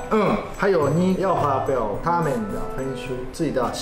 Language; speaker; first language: Chinese; non-native, fluent; Japanese